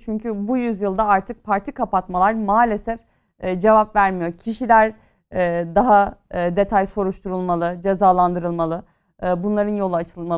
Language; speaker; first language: Turkish; native; Turkish